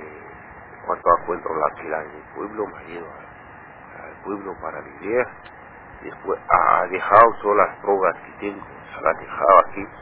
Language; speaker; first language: Spanish; non-native, learner; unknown